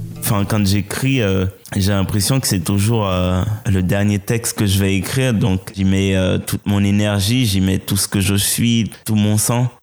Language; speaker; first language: French; non-native, local second language; Haitian Creole